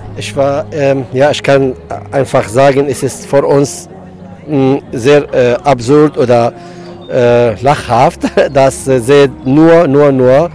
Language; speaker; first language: German; non-native, learner; Arabic